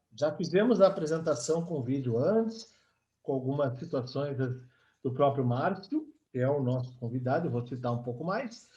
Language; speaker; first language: Portuguese; native; Portuguese